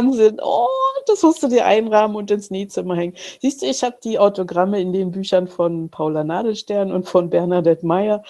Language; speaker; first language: German; native; German